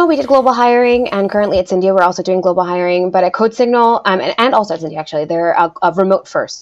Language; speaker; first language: English; early bilingual, other home language; Spanish